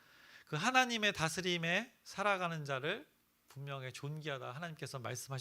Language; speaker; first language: Korean; native; Korean